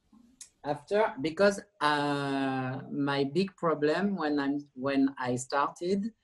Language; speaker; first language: English; non-native, learner; French